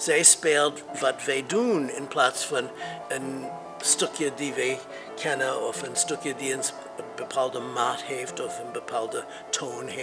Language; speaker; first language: Dutch; non-native, fluent; English